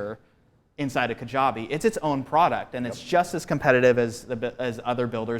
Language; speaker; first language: English; native; English